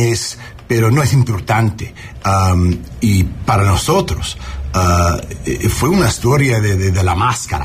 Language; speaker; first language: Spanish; non-native, learner; English